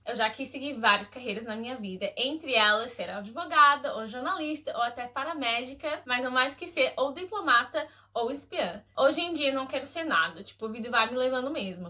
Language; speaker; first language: Portuguese; early bilingual, heritage; Portuguese